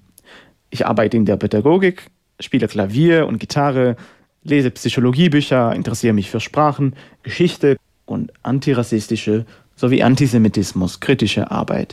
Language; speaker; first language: German; non-native, fluent; Hebrew